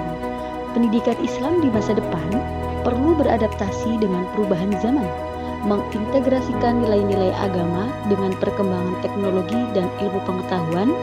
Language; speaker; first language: Indonesian; native; Indonesian